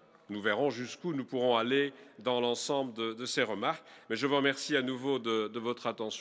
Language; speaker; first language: French; native; French